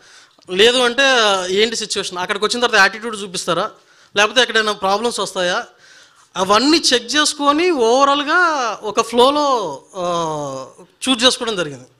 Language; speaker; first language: Telugu; native; Telugu